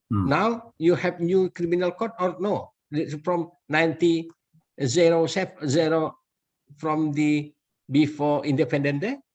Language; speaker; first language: English; non-native, learner; Indonesian